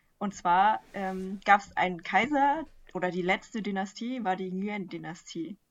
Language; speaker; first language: German; early bilingual, other home language; Vietnamese